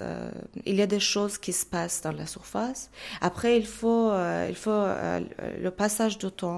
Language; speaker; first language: French; non-native, fluent; Persian